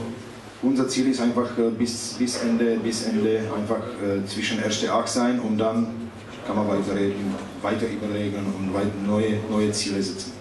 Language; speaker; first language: German; non-native, learner; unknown